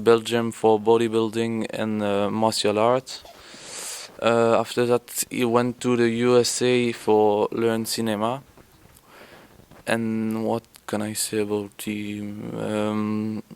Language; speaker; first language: English; non-native, learner; French